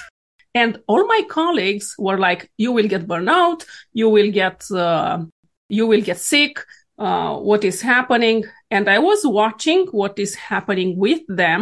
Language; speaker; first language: English; non-native, fluent; Romanian